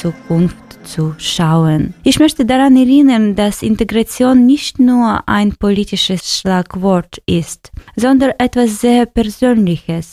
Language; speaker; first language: German; non-native, fluent; Ukrainian